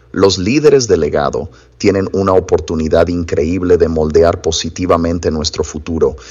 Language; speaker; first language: Spanish; non-native, fluent; English